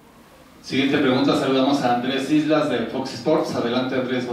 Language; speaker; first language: Spanish; native; Spanish